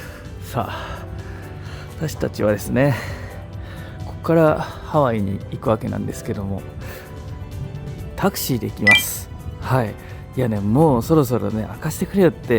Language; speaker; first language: Japanese; native; Japanese